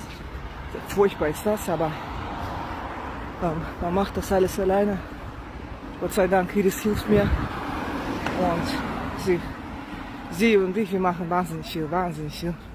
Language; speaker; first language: German; non-native, fluent; Russian